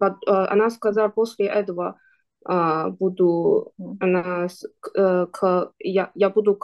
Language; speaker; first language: Russian; non-native, learner; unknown